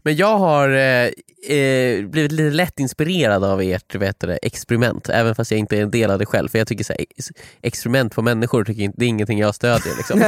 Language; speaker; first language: Swedish; native; Swedish